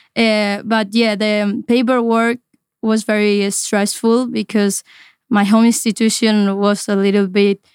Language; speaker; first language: English; non-native, fluent; Spanish